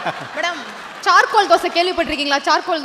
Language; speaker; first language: Tamil; native; Tamil